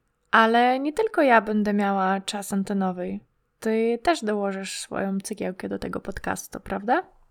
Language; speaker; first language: Polish; non-native, fluent; Ukrainian